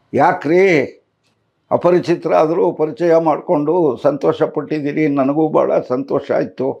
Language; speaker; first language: Kannada; non-native, local second language; Tamil